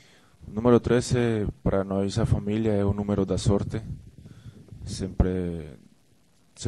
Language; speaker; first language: Portuguese; non-native, fluent; Spanish